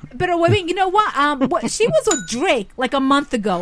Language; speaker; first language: English; early bilingual, other home language; Spanish